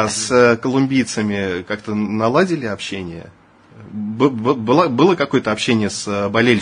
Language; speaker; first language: Russian; native; Russian